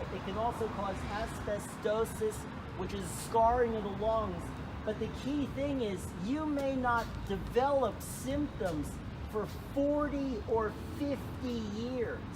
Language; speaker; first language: English; native; English